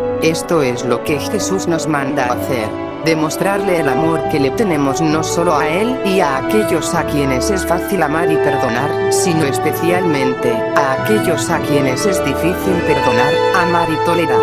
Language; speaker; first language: Spanish; native; Spanish